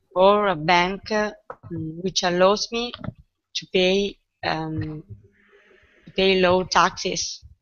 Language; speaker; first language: English; non-native, learner; Italian